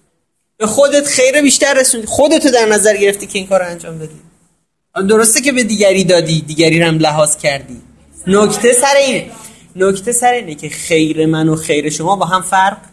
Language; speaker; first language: Persian; native; Persian